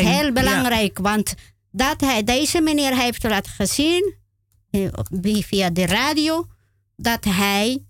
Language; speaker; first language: Dutch; non-native, learner; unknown